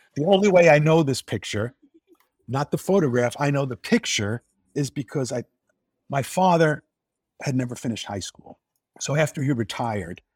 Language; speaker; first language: English; native; English